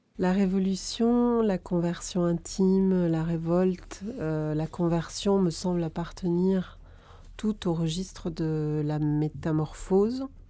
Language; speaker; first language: French; native; French